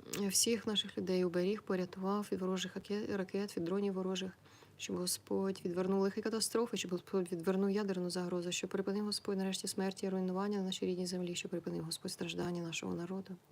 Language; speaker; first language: Ukrainian; native; Ukrainian